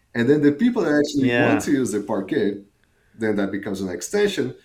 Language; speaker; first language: English; non-native, fluent; Portuguese